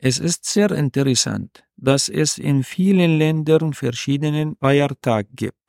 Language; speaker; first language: German; non-native, learner; Arabic